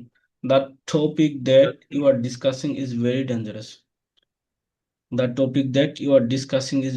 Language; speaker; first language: English; non-native, learner; Bangla